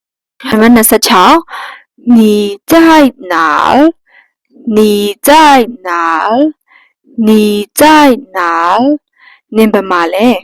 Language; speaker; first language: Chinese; non-native, fluent; Burmese